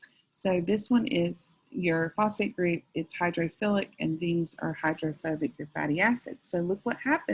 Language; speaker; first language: English; native; English